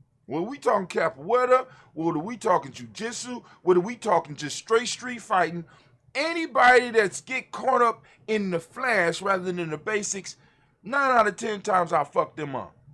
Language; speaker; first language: English; native; English